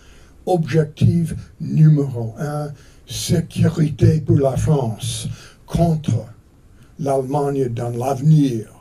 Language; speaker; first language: French; non-native, fluent; English